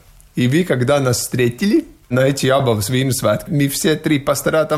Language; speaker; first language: Russian; non-native, local second language; Latvian